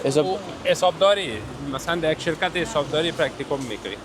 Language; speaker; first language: Persian; native; Persian